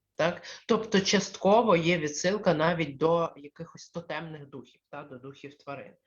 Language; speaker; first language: Ukrainian; non-native, local second language; Russian